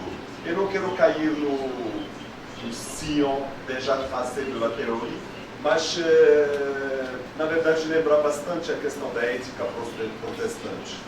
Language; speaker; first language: Portuguese; non-native, fluent; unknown